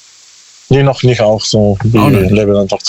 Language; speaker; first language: German; non-native, learner; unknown